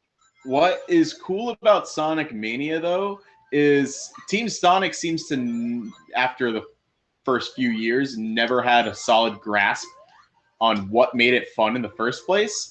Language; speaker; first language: English; native; English